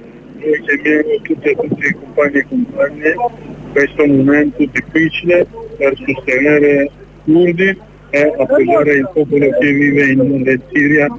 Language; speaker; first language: Italian; non-native, learner; Kurdish